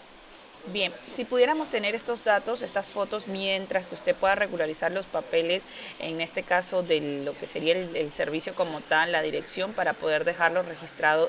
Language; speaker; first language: Spanish; native; Spanish